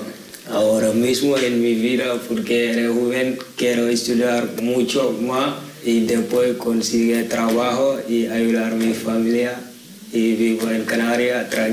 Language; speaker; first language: Spanish; non-native, learner; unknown